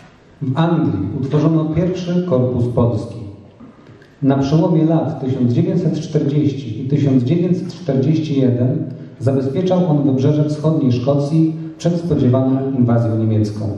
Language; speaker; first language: Polish; native; Polish